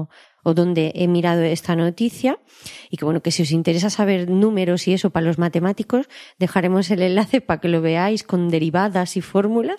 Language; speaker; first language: Spanish; native; Spanish